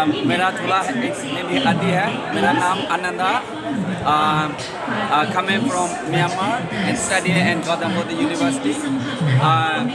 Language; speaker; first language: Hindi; non-native, learner; Burmese